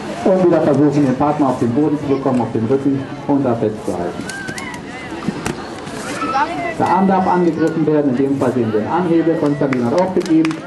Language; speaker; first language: German; native; German